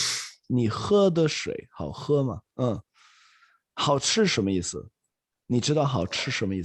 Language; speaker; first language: Chinese; non-native, fluent; Swedish